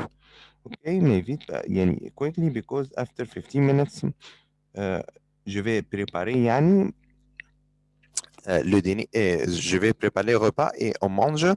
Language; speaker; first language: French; non-native, fluent; Arabic